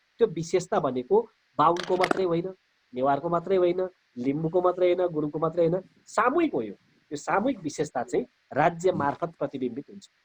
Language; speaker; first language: Nepali; native; Nepali